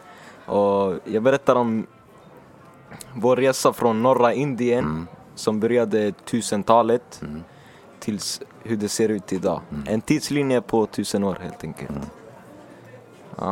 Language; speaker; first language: Swedish; early bilingual, other home language; Finnish